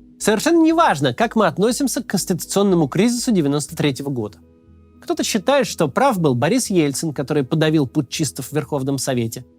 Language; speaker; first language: Russian; native; Russian